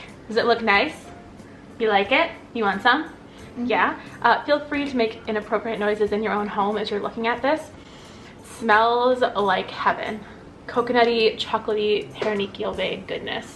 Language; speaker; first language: English; native; English